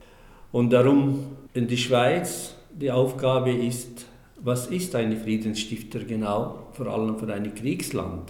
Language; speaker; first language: German; non-native, fluent; Arabic